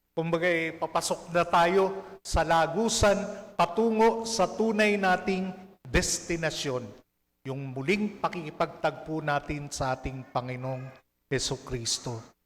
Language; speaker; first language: Filipino; native; Filipino